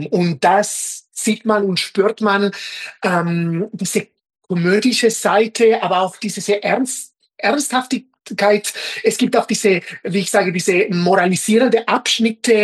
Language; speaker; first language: German; non-native, fluent; Spanish